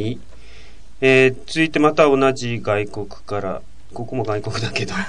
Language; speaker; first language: Japanese; native; Japanese